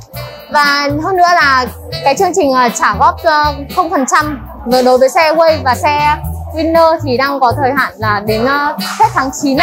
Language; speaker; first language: Vietnamese; native; Vietnamese